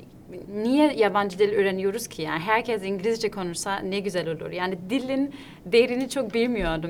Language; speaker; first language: Turkish; non-native, fluent; German